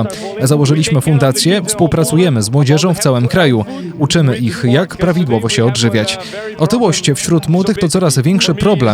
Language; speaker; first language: Polish; non-native, fluent; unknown